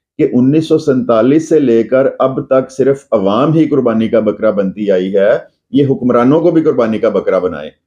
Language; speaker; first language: Urdu; non-native, local second language; Punjabi